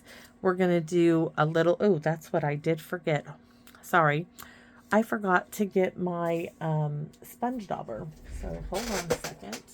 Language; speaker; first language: English; native; English